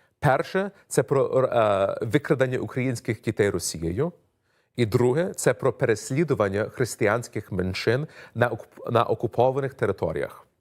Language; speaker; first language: Ukrainian; early bilingual, heritage; Ukrainian